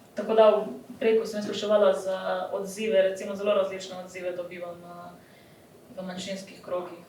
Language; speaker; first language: Slovenian; early bilingual, other home language; Bosnian